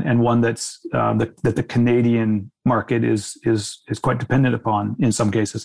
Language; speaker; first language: English; native; English